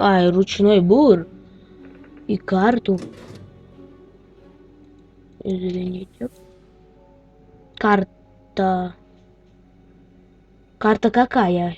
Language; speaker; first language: Russian; native; Russian